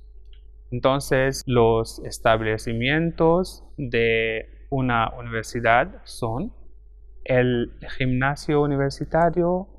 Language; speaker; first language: Spanish; non-native, fluent; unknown